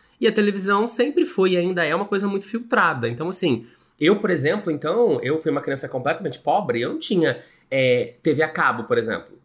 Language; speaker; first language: Portuguese; native; Portuguese